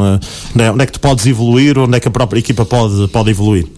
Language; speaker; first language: Portuguese; native; Portuguese